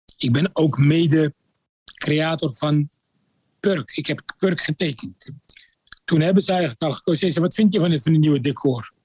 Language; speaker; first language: Dutch; non-native, fluent; Arabic